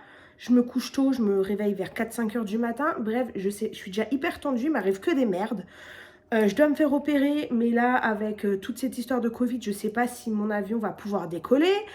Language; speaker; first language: French; native; French